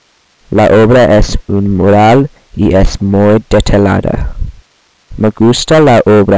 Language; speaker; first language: Spanish; non-native, learner; English